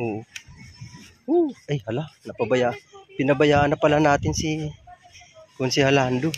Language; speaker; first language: Filipino; native; Filipino